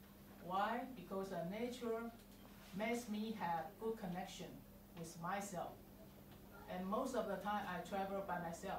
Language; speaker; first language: English; non-native, fluent; Chinese